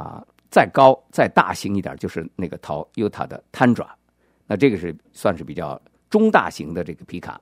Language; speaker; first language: Chinese; native; Chinese